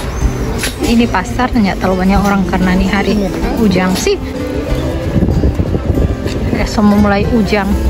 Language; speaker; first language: Indonesian; non-native, local second language; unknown